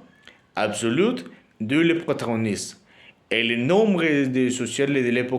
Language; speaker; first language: French; non-native, learner; Spanish